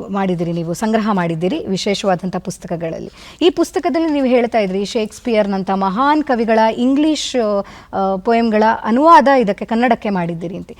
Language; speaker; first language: Kannada; native; Kannada